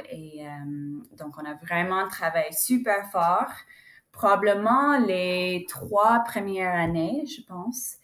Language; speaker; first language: French; non-native, fluent; English